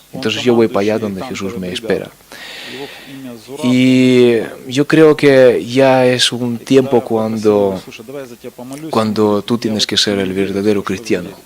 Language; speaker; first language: Spanish; non-native, fluent; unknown